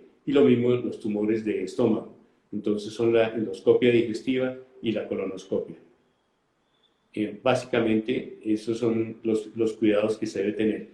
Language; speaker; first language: Spanish; native; Spanish